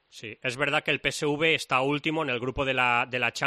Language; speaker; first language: Spanish; native; Spanish